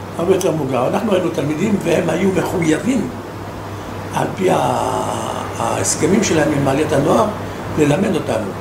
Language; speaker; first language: Hebrew; non-native, fluent; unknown